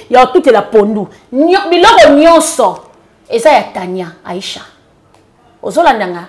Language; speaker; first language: Lingala; native; Lingala